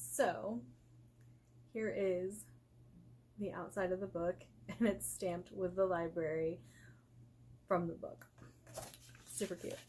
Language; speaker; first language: English; native; English